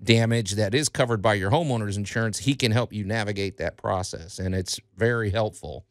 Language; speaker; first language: English; native; English